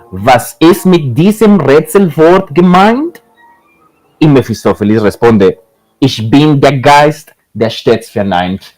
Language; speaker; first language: German; non-native, fluent; Spanish